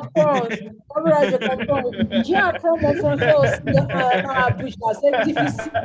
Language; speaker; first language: French; non-native, learner; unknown